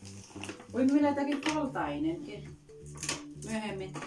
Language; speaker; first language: Finnish; non-native, learner; Filipino